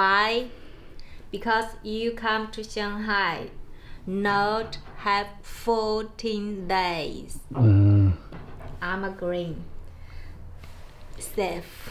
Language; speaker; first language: English; non-native, learner; Chinese